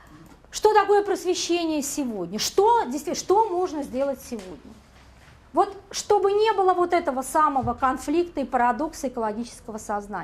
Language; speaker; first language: Russian; native; Russian